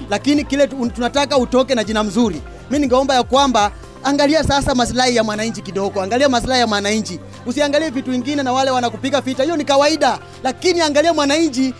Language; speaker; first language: Swahili; non-native, local second language; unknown